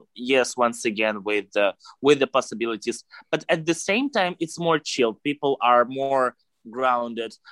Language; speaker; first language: English; non-native, fluent; Russian